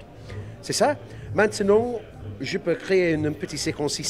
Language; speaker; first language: French; non-native, learner; English